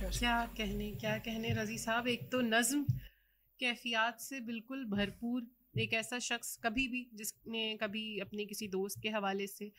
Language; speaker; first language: Urdu; native; Urdu